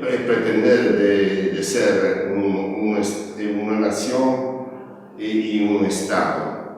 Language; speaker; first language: Spanish; non-native, learner; Italian